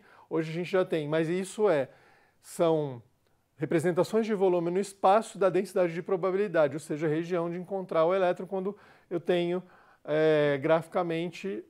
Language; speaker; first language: Portuguese; native; Portuguese